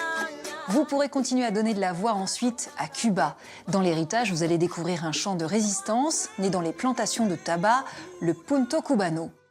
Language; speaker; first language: French; native; French